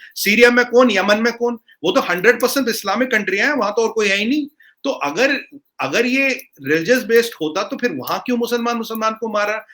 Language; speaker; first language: Hindi; non-native, local second language; Kashmiri